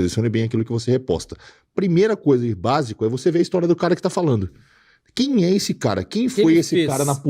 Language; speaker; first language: Portuguese; native; Portuguese